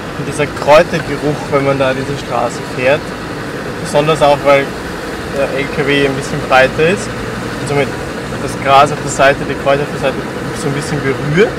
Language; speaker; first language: German; native; German